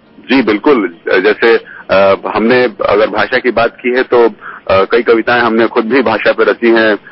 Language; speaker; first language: Hindi; native; Hindi